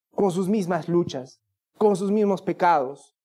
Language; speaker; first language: Spanish; native; Spanish